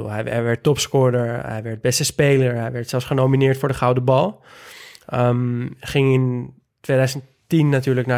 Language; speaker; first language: Dutch; native; Dutch